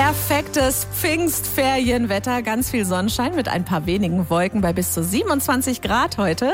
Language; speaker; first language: German; native; German